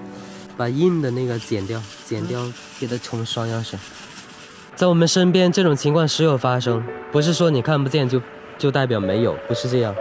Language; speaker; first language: Chinese; native; Chinese